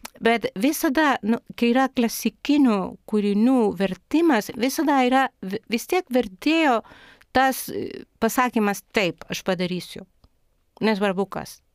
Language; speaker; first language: Lithuanian; non-native, fluent; Spanish